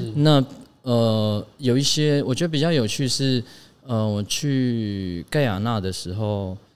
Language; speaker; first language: Chinese; non-native, local second language; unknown